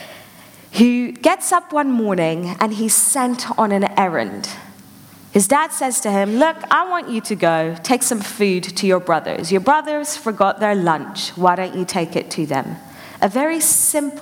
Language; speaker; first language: English; native; English